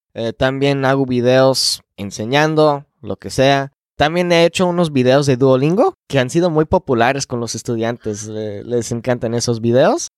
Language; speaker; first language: Spanish; non-native, fluent; English